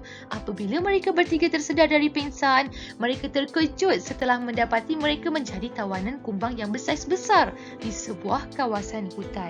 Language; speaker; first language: Malay; native; Malay